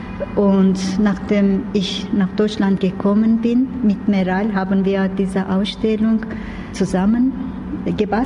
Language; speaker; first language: German; non-native, fluent; Turkish